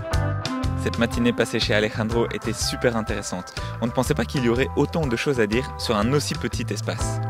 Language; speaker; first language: French; native; French